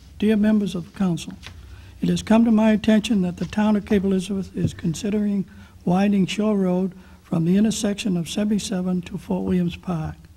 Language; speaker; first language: English; native; English